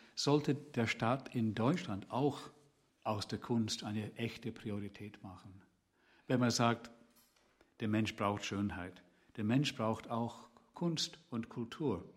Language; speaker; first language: German; non-native, fluent; English